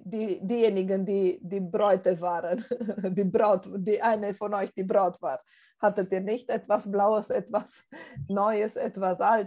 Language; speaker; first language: German; non-native, fluent; Romanian